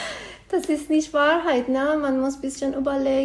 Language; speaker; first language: German; non-native, learner; Persian